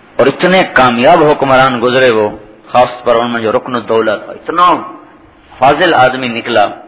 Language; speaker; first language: Urdu; non-native, local second language; Punjabi